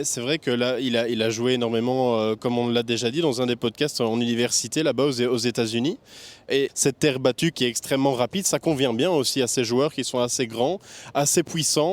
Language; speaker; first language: French; native; French